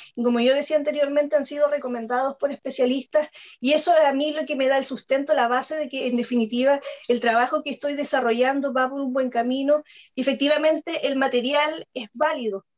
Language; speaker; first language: Spanish; native; Spanish